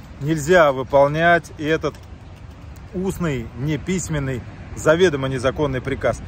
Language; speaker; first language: Russian; native; Russian